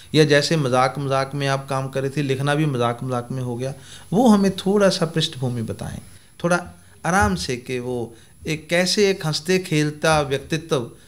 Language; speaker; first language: Hindi; non-native, local second language; Punjabi